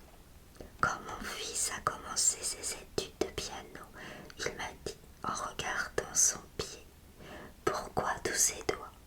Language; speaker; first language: French; native; French